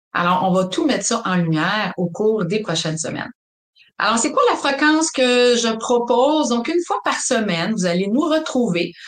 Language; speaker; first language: French; native; French